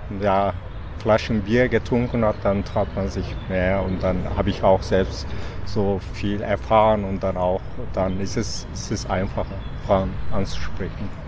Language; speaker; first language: German; non-native, fluent; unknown